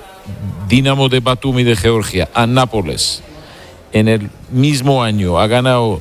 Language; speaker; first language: Spanish; non-native, learner; Georgian